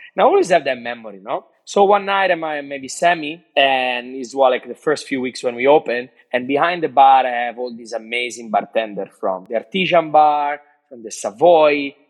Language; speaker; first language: English; non-native, fluent; Italian